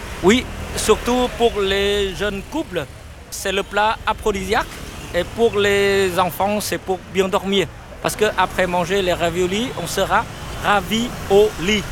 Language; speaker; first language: French; non-native, learner; Vietnamese